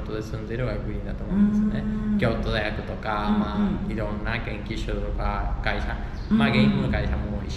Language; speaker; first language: Japanese; non-native, fluent; Spanish